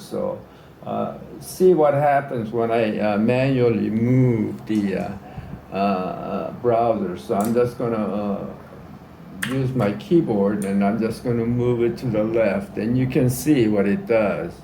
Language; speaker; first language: English; native; English